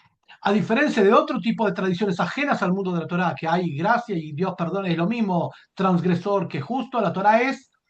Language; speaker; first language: Spanish; native; Spanish